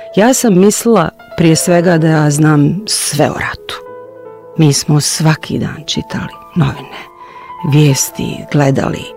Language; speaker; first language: Bosnian; early bilingual, heritage; Bosnian